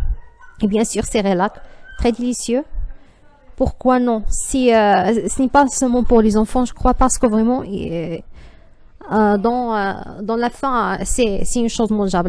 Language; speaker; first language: French; non-native, learner; Arabic